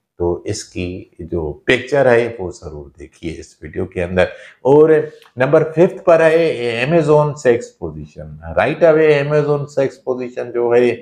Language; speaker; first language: Urdu; non-native, local second language; Sindhi